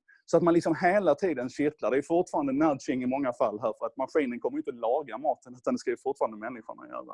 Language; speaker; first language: Swedish; native; Swedish